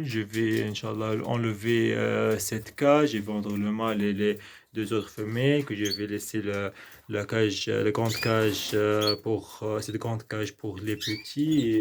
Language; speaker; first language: French; non-native, local second language; Arabic